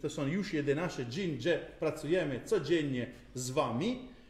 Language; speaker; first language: Polish; non-native, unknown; Italian